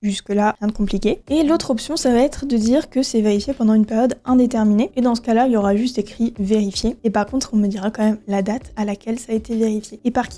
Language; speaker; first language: French; native; French